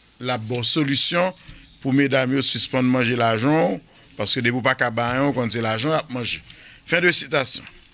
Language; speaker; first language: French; non-native, local second language; Haitian Creole